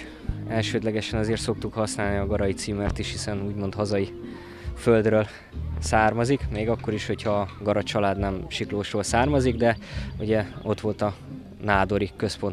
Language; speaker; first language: Hungarian; native; Hungarian